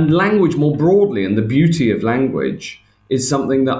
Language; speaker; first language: English; native; English